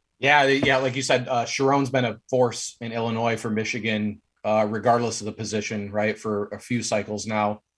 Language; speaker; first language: English; native; English